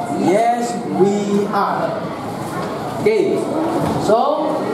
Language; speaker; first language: English; non-native, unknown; Indonesian